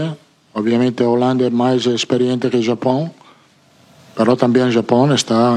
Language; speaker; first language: Portuguese; non-native, fluent; Italian